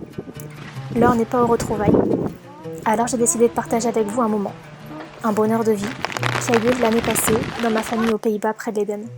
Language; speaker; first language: French; native; French